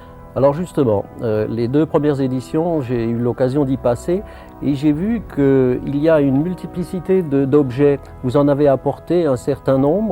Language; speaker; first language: French; native; French